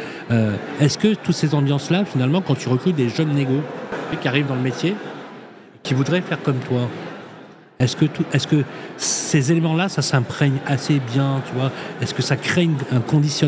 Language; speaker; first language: French; native; French